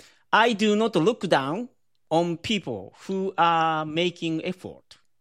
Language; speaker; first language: English; non-native, learner; Japanese